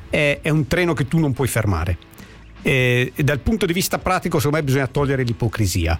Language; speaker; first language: Italian; native; Italian